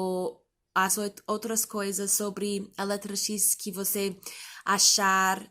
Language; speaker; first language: Portuguese; non-native, learner; English